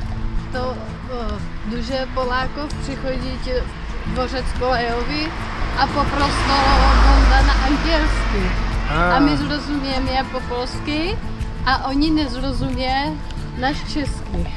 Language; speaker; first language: Polish; non-native, learner; Czech